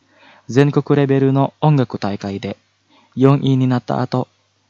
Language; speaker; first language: Japanese; non-native, fluent; Indonesian